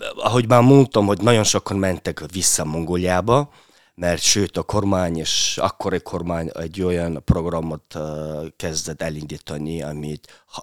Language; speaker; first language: Hungarian; non-native, fluent; Mongolian